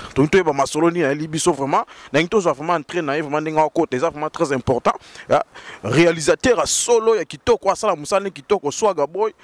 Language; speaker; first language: French; non-native, local second language; Lingala